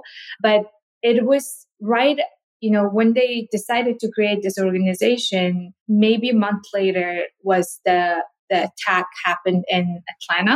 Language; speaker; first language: English; non-native, fluent; Korean